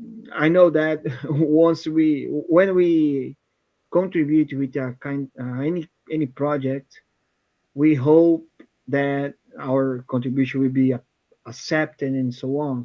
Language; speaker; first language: English; non-native, fluent; Portuguese